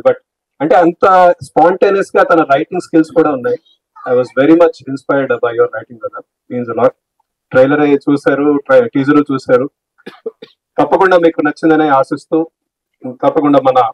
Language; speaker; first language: Telugu; native; Telugu